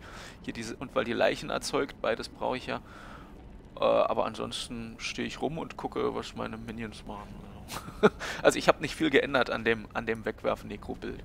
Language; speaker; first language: German; native; German